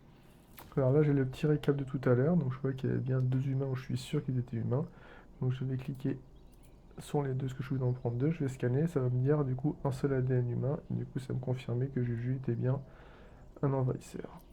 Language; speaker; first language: French; native; French